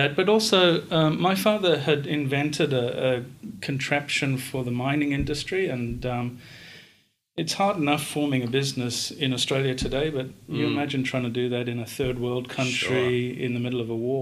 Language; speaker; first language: English; native; English